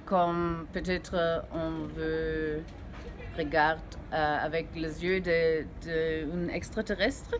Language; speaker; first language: French; non-native, learner; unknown